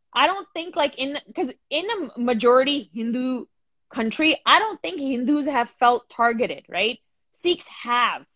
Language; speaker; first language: English; early bilingual, other home language; Punjabi